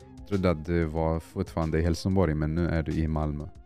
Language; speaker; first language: Swedish; non-native, fluent; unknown